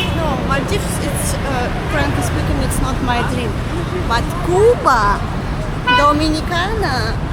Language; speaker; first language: English; non-native, learner; Russian